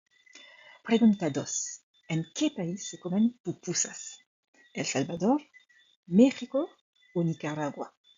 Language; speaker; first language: Spanish; non-native, fluent; French